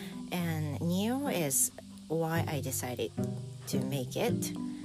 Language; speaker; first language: English; non-native, fluent; Japanese